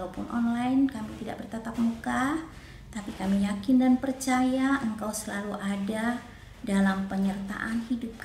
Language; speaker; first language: Indonesian; native; Indonesian